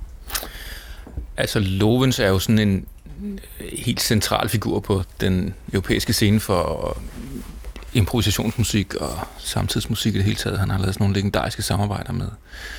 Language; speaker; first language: Danish; native; Danish